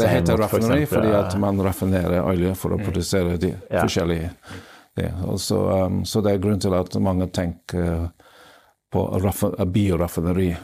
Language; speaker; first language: Norwegian; non-native, fluent; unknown